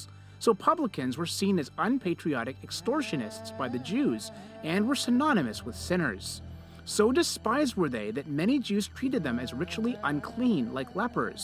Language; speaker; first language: English; native; English